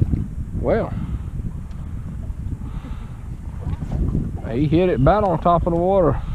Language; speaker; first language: English; native; English